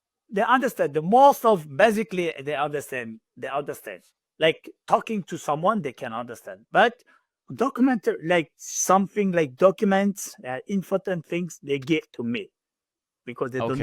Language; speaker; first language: English; non-native, learner; French